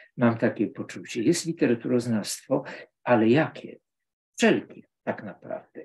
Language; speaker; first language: Polish; native; Polish